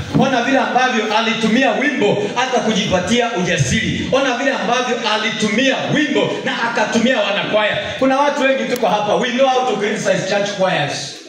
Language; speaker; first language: Swahili; non-native, local second language; Gusii